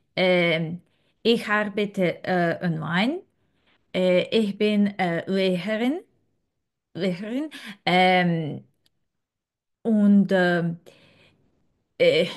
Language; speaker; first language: German; non-native, learner; Serbian